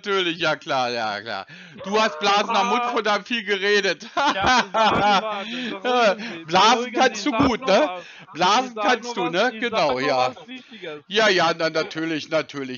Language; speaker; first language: German; native; German